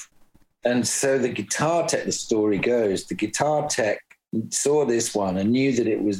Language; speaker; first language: English; native; English